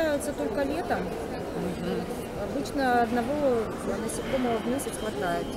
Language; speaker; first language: Russian; native; Russian